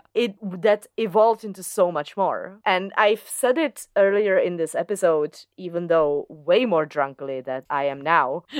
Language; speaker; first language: English; non-native, fluent; Czech